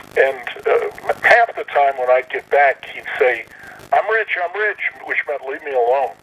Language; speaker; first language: English; native; English